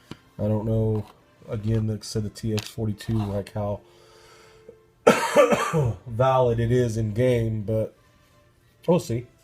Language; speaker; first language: English; native; English